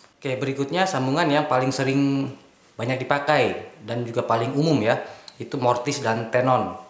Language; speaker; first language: Indonesian; native; Indonesian